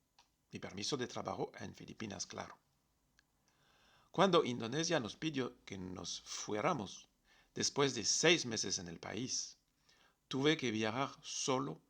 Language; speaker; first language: Spanish; non-native, fluent; French